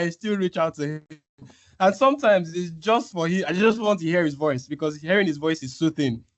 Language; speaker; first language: English; non-native, local second language; Yoruba